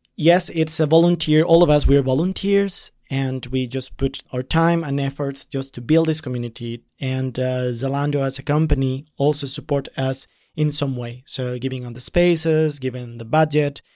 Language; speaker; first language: English; non-native, fluent; Spanish